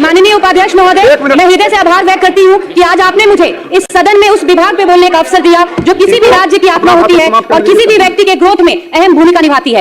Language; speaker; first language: Hindi; native; Hindi